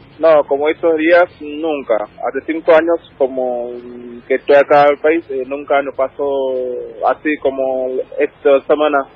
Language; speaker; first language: Spanish; non-native, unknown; Wolof